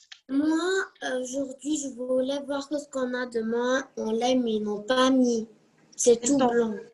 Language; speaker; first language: French; non-native, local second language; Arabic